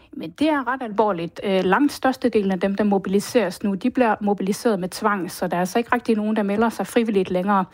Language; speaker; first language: Danish; native; Danish